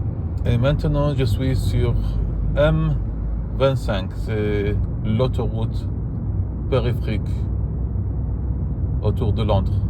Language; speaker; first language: French; non-native, fluent; Arabic